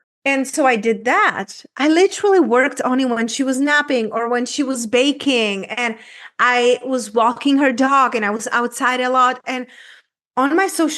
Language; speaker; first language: English; non-native, fluent; Czech